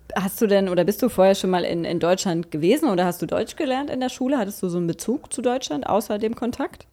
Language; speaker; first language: German; native; German